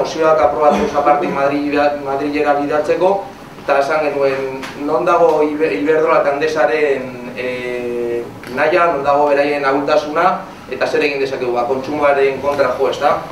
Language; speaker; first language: Basque; non-native, local second language; Spanish